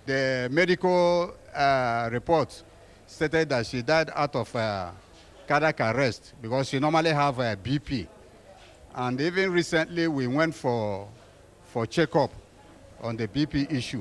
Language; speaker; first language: English; non-native, local second language; Igbo